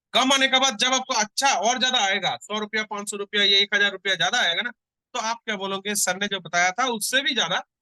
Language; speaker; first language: Hindi; non-native, local second language; Bangla